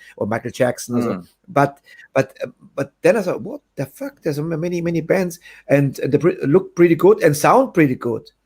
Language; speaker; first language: English; non-native, fluent; German